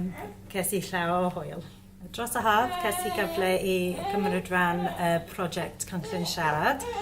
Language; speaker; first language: Welsh; non-native, learner; English